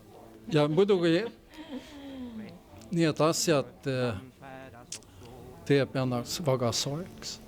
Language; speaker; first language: Estonian; early bilingual, heritage; Estonian